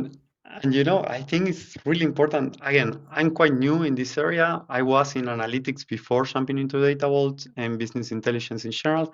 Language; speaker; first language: English; non-native, fluent; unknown